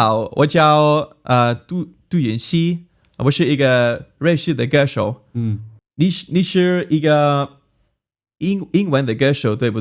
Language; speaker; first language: Chinese; non-native, learner; Swiss German